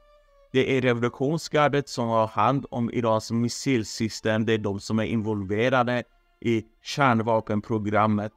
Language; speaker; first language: Swedish; non-native, fluent; Persian